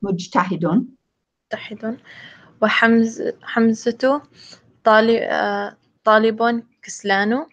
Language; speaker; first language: Arabic; non-native, learner; English